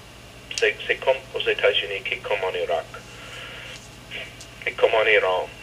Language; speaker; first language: French; non-native, fluent; English